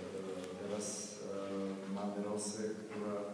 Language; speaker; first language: Polish; non-native, fluent; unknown